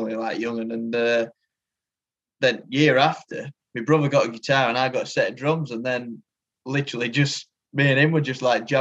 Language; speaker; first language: English; native; English